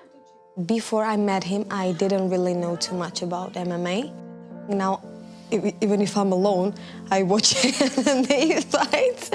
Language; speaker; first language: English; non-native, fluent; Czech